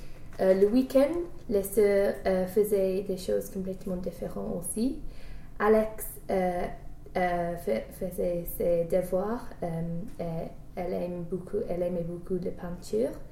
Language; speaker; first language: French; non-native, learner; English